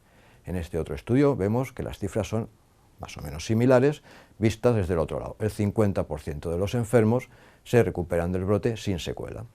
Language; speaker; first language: Spanish; native; Spanish